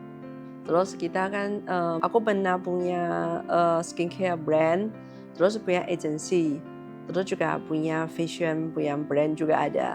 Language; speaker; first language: Indonesian; non-native, learner; Chinese